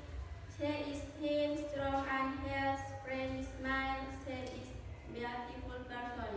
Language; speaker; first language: English; non-native, learner; Indonesian